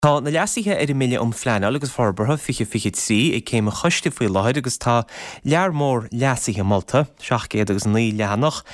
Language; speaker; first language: Irish; native; Irish